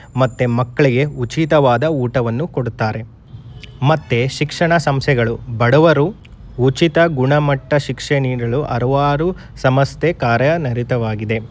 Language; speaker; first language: Kannada; native; Kannada